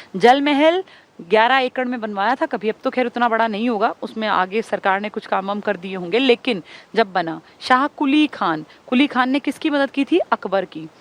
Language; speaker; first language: Hindi; native; Hindi